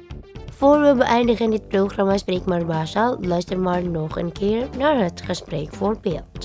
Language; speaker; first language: Dutch; non-native, learner; Indonesian